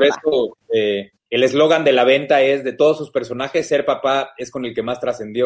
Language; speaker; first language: Spanish; native; Spanish